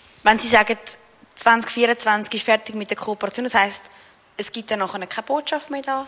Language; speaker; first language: German; native; German